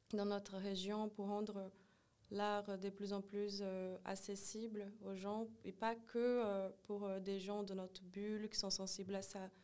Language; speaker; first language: French; non-native, fluent; Portuguese